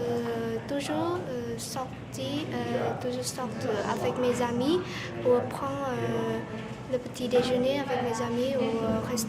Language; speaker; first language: French; non-native, learner; Vietnamese